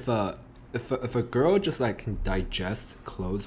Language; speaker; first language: English; native; English